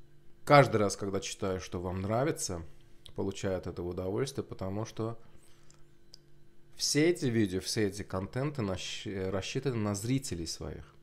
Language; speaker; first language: Russian; non-native, local second language; Azerbaijani